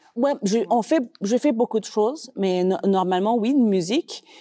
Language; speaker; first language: French; non-native, fluent; Spanish